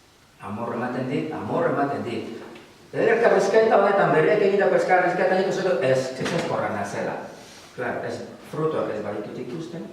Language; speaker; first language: Basque; non-native, learner; Spanish